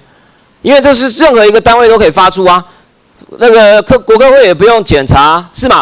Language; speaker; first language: Chinese; native; Chinese